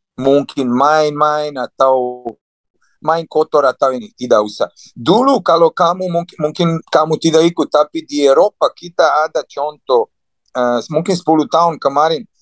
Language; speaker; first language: Indonesian; non-native, fluent; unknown